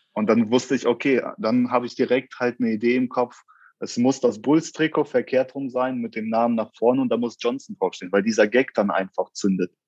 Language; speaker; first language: German; early bilingual, other home language; Russian